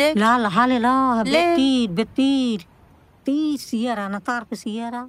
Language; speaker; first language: Arabic; non-native, learner; Bangla